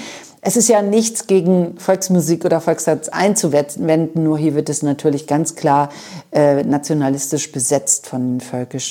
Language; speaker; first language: German; native; German